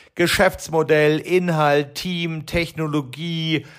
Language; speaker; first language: German; native; German